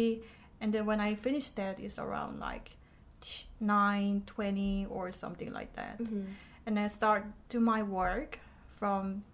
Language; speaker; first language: English; non-native, fluent; Korean